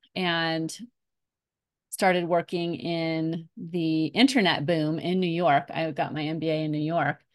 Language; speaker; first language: English; native; English